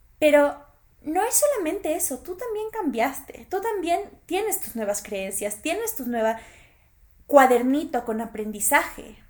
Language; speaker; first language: Spanish; native; Spanish